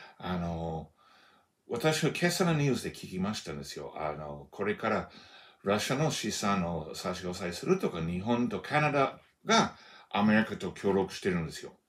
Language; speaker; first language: Japanese; non-native, fluent; English